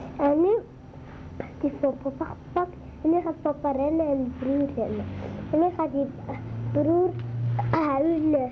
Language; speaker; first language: Dutch; early bilingual, other home language; Arabic